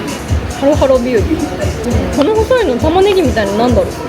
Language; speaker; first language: Japanese; native; Japanese